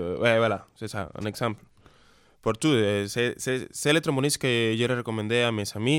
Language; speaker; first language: French; non-native, learner; Spanish